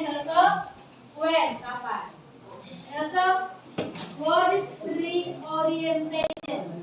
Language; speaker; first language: English; non-native, learner; Indonesian